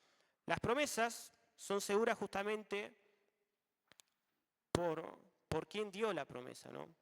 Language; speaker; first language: Spanish; native; Spanish